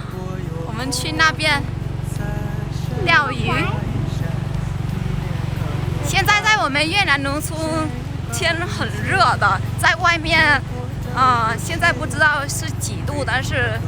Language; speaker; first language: Chinese; non-native, learner; Vietnamese